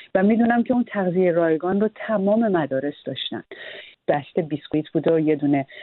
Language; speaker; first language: Persian; native; Persian